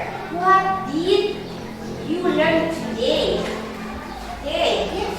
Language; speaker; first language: English; non-native, learner; Indonesian